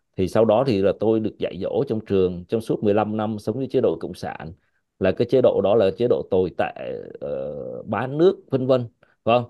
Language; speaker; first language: Vietnamese; native; Vietnamese